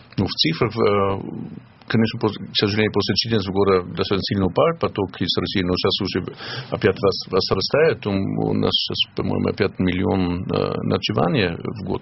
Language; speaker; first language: Russian; non-native, fluent; German